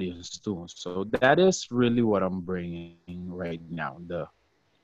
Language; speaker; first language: English; non-native, fluent; Papiamento